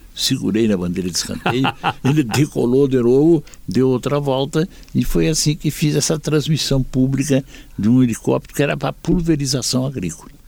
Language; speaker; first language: Portuguese; native; Portuguese